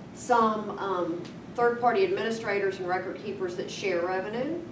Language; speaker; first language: English; native; English